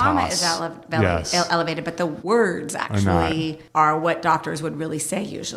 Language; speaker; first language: English; native; English